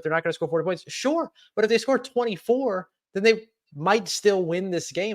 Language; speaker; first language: English; native; English